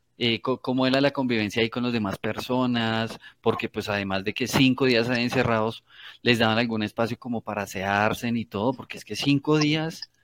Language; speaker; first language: Spanish; native; Spanish